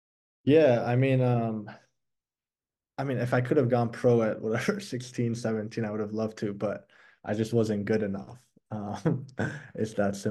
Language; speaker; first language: English; early bilingual, other home language; Persian